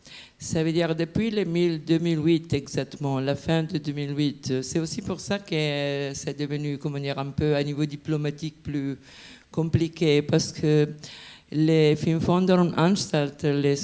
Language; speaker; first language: French; non-native, fluent; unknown